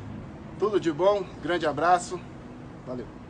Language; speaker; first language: Portuguese; native; Portuguese